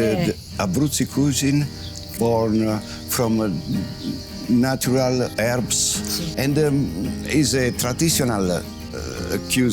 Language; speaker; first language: English; non-native, learner; Italian